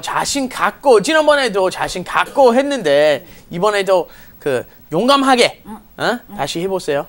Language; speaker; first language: Korean; non-native, fluent; English